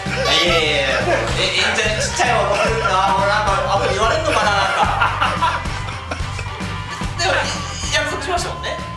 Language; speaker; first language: Japanese; native; Japanese